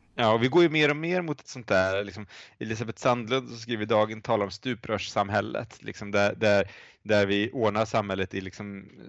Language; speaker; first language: Swedish; native; Swedish